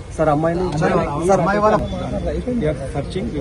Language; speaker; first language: Telugu; non-native, learner; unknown